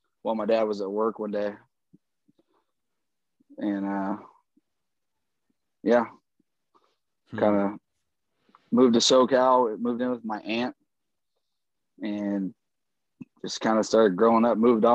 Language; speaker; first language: English; native; English